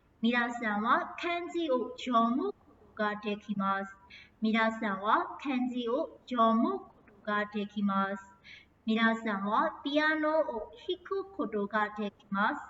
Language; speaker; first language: Japanese; non-native, fluent; Burmese